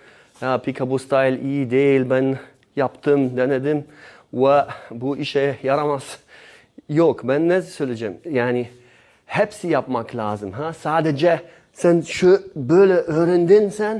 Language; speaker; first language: Turkish; non-native, learner; Polish